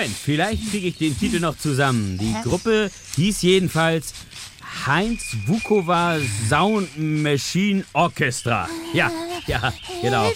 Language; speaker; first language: German; native; German